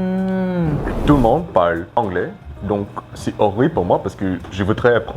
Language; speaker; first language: French; non-native, learner; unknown